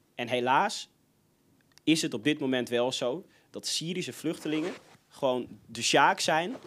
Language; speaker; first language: Dutch; native; Dutch